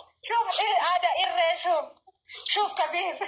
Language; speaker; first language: Arabic; non-native, learner; Oromo